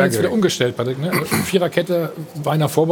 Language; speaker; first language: German; native; German